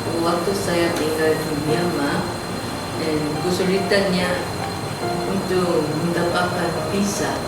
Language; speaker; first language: Indonesian; non-native, learner; Korean